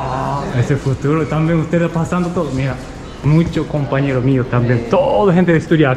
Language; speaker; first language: Spanish; non-native, learner; Japanese